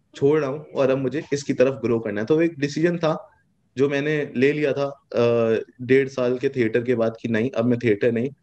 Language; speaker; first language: Hindi; native; Hindi